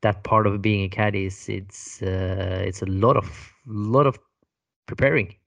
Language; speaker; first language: English; non-native, fluent; Norwegian